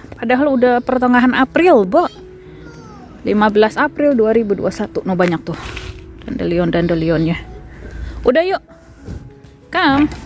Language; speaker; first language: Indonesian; native; Indonesian